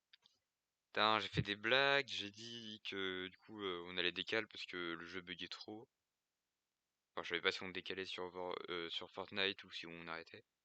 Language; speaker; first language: French; native; French